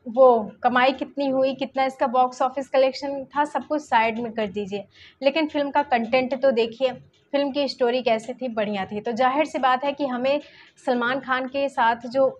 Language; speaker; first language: Hindi; native; Hindi